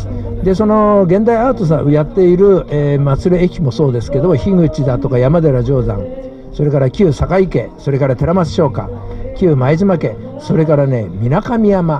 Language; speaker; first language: Japanese; native; Japanese